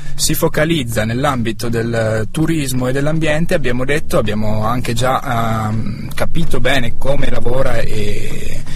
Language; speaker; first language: Italian; native; Italian